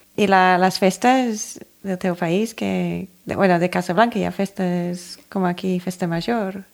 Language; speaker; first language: Catalan; non-native, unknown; English